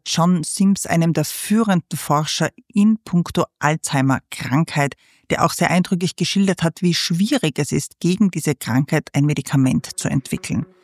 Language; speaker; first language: German; native; German